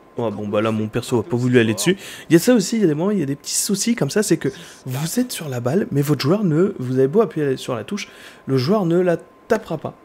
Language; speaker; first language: French; native; French